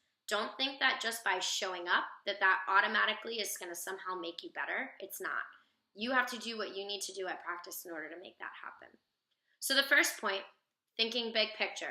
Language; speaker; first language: English; native; English